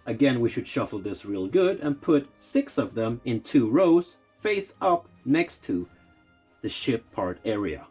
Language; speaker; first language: English; non-native, fluent; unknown